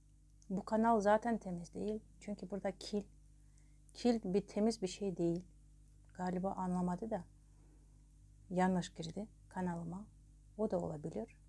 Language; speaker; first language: Turkish; non-native, learner; Russian